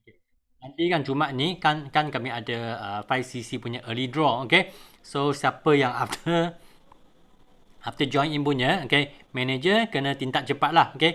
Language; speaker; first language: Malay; non-native, local second language; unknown